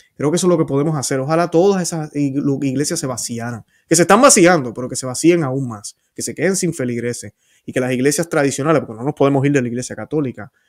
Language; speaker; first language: Spanish; native; Spanish